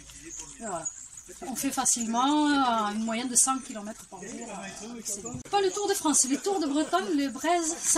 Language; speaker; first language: French; native; French